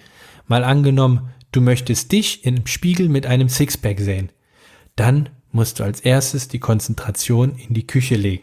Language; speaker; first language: German; native; German